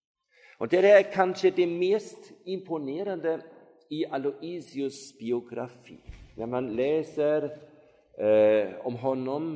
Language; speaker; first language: Swedish; non-native, fluent; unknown